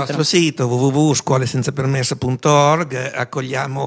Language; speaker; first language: Italian; native; Italian